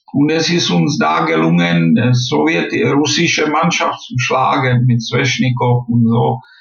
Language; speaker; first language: German; non-native, fluent; Czech